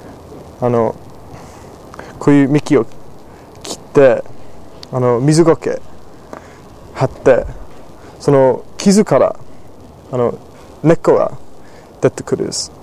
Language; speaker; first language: Japanese; non-native, fluent; English